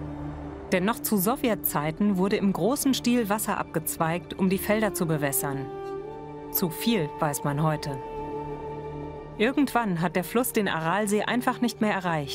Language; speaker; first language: German; native; German